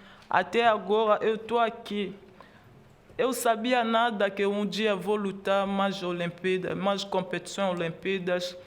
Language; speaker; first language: Portuguese; non-native, learner; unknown